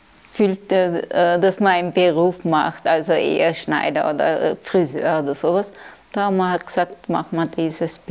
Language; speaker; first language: German; early bilingual, other home language; Turkish